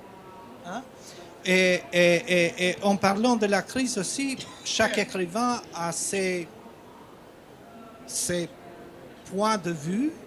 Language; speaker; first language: French; non-native, fluent; Albanian